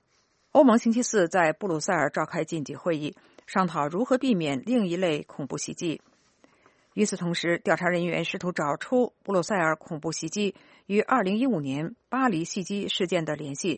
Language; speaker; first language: Chinese; native; Chinese